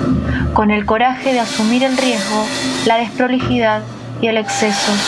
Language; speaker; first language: Spanish; native; Spanish